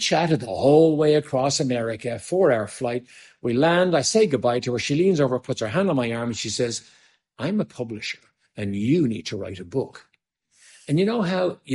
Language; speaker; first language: English; native; English